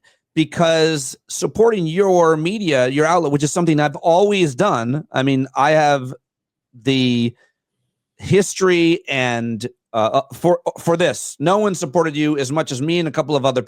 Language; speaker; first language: English; native; English